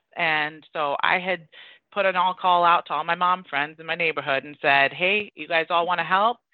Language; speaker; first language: English; early bilingual, other home language; Persian